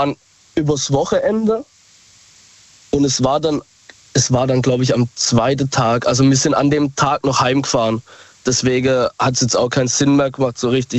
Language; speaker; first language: German; native; German